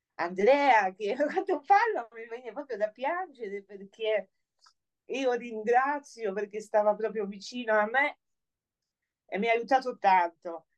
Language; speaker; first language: Italian; non-native, fluent; Polish